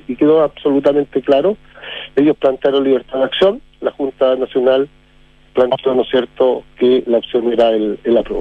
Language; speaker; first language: Spanish; native; Spanish